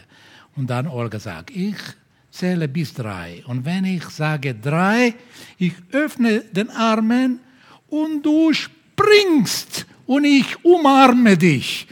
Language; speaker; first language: German; non-native, fluent; Portuguese